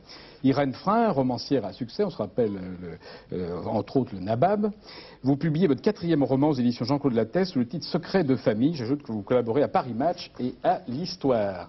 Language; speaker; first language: French; native; French